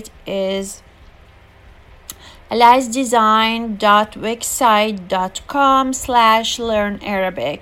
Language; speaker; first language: English; non-native, fluent; Arabic